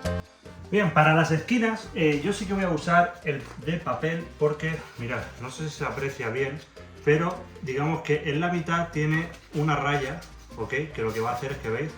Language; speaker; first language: Spanish; native; Spanish